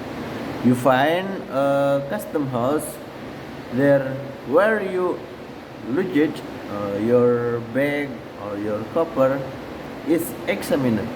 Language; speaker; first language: English; non-native, learner; Indonesian